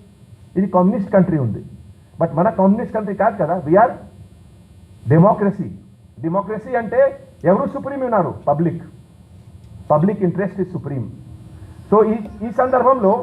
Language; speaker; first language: Telugu; non-native, fluent; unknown